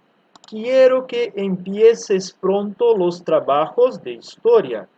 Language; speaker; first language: Spanish; non-native, fluent; Portuguese